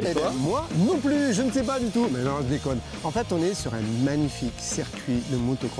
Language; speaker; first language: French; native; French